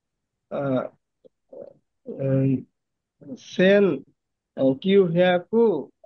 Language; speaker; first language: Japanese; non-native, learner; Bangla